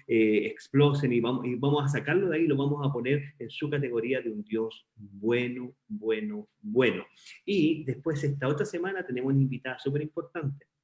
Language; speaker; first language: Spanish; native; Spanish